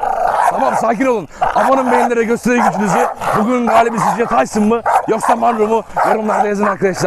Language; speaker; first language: Turkish; native; Turkish